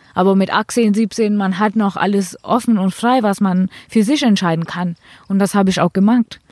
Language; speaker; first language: German; non-native, fluent; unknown